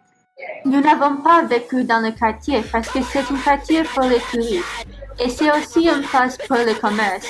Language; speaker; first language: French; non-native, learner; English